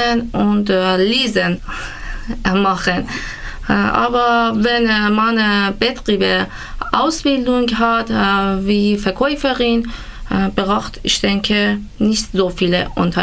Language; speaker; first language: German; non-native, learner; Persian